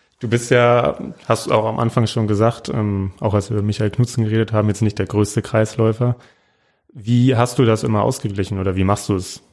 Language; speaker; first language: German; native; German